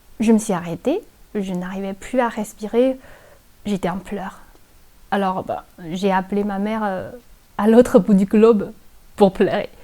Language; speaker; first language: French; non-native, fluent; Chinese